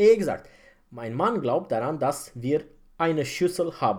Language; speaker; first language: German; non-native, fluent; Romanian